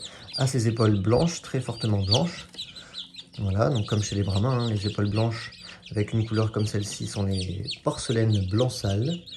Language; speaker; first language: French; native; French